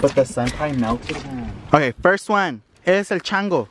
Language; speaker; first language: English; early bilingual, other home language; Spanish